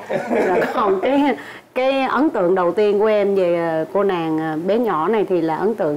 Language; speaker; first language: Vietnamese; native; Vietnamese